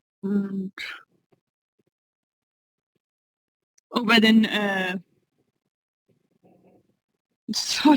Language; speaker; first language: German; non-native, learner; Hindi